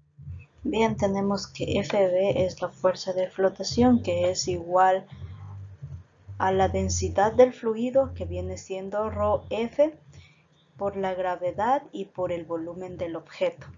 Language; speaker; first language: Spanish; native; Spanish